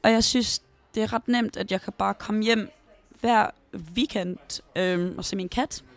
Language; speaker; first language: Danish; early bilingual, heritage; Danish